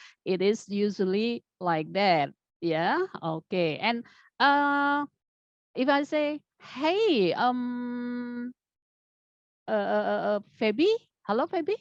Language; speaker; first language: English; non-native, fluent; Indonesian